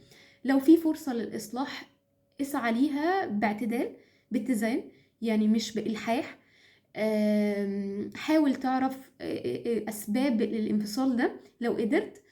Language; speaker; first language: Arabic; native; Arabic